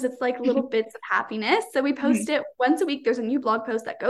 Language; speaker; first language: English; native; English